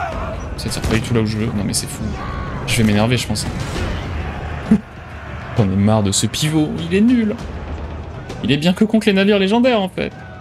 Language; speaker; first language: French; native; French